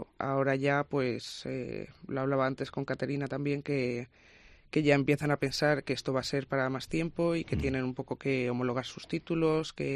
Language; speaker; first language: Spanish; native; Spanish